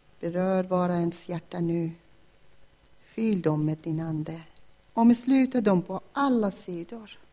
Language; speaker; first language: Swedish; non-native, fluent; Persian